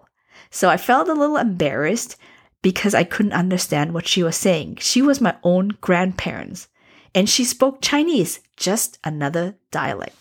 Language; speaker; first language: English; non-native, fluent; Cantonese